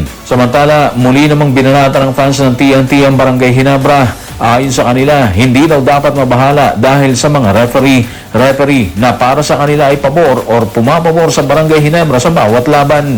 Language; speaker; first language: Filipino; native; Filipino